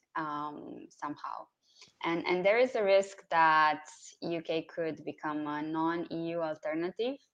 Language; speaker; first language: English; non-native, fluent; Romanian